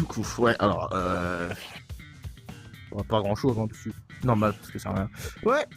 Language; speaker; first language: French; native; French